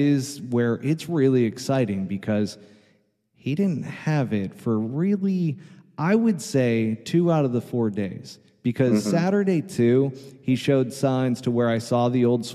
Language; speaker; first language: English; native; English